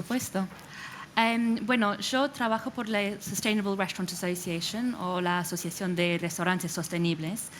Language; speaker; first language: Spanish; non-native, fluent; English